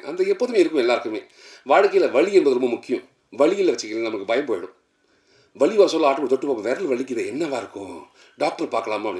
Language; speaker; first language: Tamil; native; Tamil